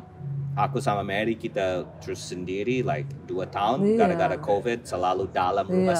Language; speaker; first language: Indonesian; non-native, fluent; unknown